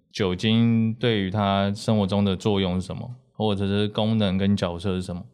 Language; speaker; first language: Chinese; native; Chinese